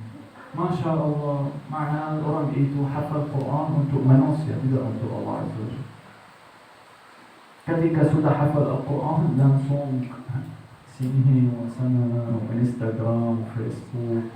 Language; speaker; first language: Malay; non-native, learner; Arabic